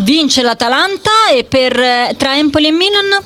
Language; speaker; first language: Italian; native; Italian